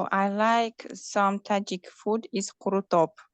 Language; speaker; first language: English; non-native, learner; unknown